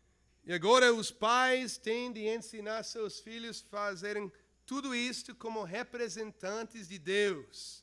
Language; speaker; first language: Portuguese; non-native, fluent; English